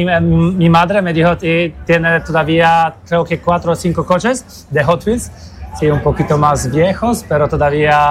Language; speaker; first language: Spanish; non-native, learner; Polish